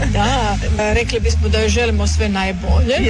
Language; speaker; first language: Serbian; native; Serbian